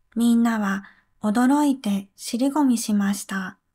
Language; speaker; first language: Japanese; native; Japanese